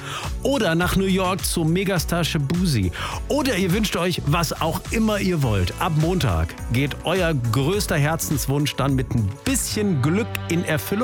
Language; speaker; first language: German; native; German